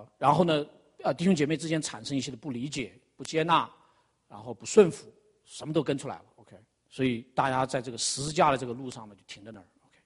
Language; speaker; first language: Chinese; native; Chinese